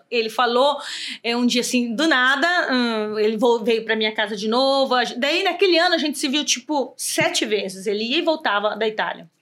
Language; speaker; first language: Portuguese; native; Portuguese